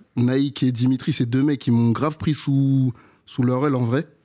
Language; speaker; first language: French; native; French